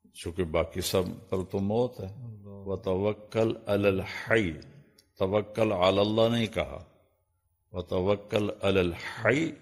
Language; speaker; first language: Urdu; non-native, local second language; Punjabi